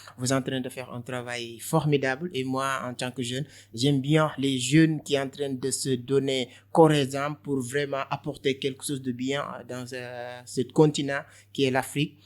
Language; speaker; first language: French; non-native, local second language; Wolof